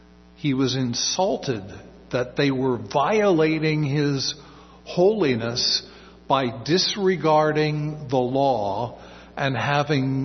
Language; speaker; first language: English; native; English